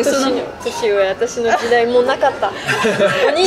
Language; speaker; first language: Japanese; non-native, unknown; French